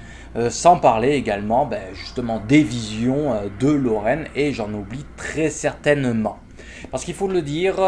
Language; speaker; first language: French; native; French